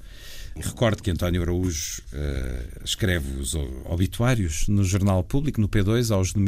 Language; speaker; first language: Portuguese; native; Portuguese